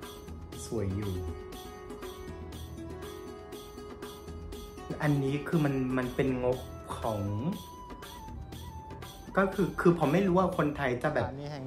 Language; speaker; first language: Thai; non-native, fluent; Vietnamese